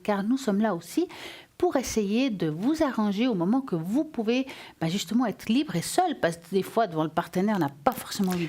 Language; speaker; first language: French; native; French